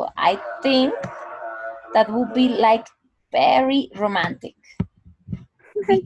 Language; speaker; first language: English; non-native, fluent; Spanish